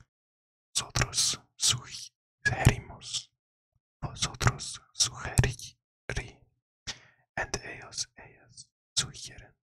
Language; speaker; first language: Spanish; non-native, learner; English